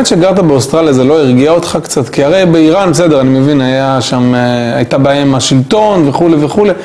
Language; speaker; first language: Hebrew; native; Hebrew